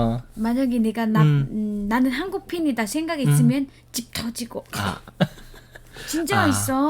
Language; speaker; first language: Korean; non-native, learner; Vietnamese